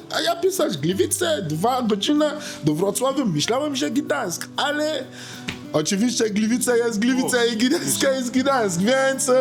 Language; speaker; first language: Polish; non-native, learner; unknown